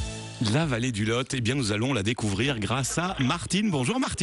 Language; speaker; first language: French; native; French